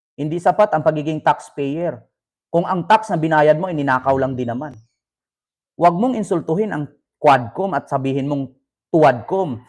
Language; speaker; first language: Filipino; native; Filipino